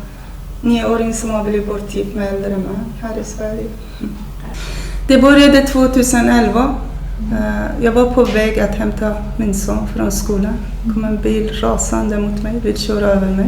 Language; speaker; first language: Swedish; non-native, fluent; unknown